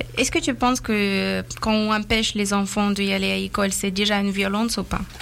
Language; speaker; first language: French; non-native, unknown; Persian